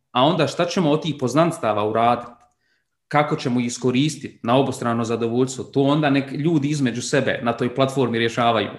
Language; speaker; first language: Croatian; early bilingual, heritage; Bosnian